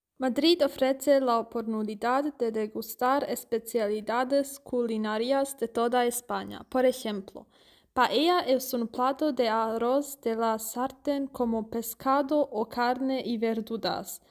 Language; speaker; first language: Spanish; non-native, learner; German